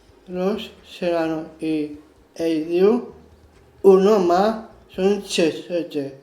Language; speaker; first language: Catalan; non-native, local second language; Spanish